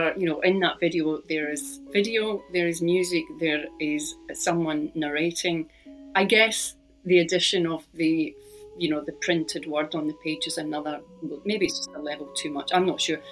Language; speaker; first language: English; native; English